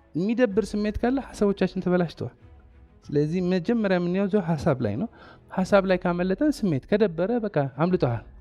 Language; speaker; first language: Amharic; non-native, local second language; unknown